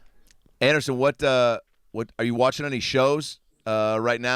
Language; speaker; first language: English; native; English